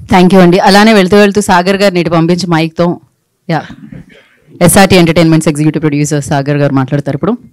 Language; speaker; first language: Telugu; native; Telugu